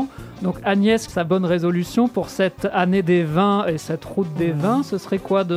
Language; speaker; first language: French; native; French